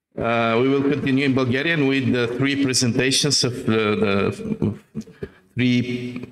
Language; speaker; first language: English; non-native, fluent; Bulgarian